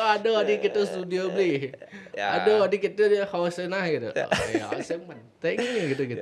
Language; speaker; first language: Indonesian; non-native, local second language; Balinese